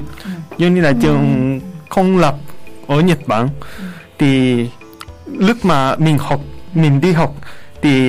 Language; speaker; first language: Vietnamese; non-native, fluent; Japanese